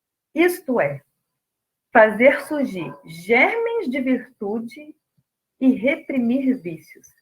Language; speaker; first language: Portuguese; native; Portuguese